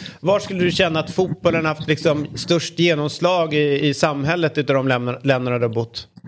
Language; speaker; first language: Swedish; native; Swedish